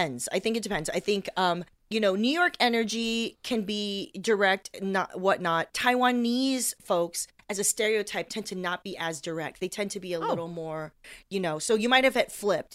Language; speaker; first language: English; native; English